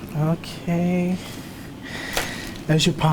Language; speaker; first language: French; non-native, learner; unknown